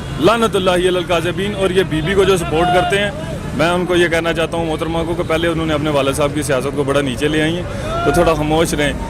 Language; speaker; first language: Urdu; non-native, local second language; Pahari-Potwari